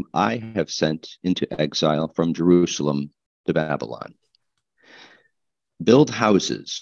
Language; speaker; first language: English; native; English